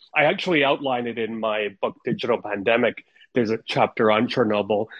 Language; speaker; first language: English; non-native, fluent; Ukrainian